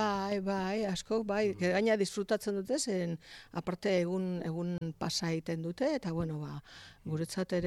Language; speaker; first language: Basque; native; Basque